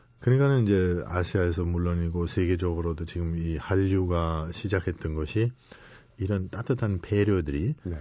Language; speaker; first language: Korean; non-native, fluent; German